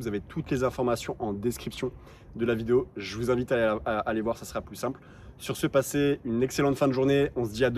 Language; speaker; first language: French; native; French